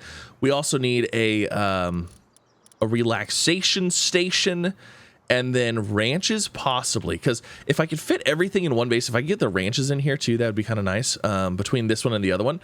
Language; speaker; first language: English; native; English